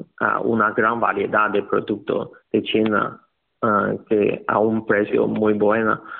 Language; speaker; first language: Spanish; non-native, learner; Chinese